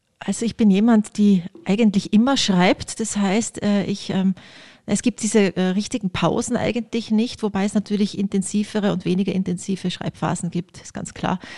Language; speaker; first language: German; early bilingual, other home language; Polish